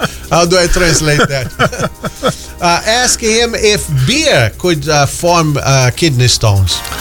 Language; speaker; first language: English; non-native, fluent; Portuguese